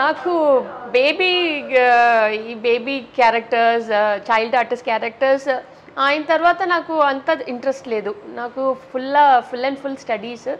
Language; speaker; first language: Telugu; non-native, learner; Tamil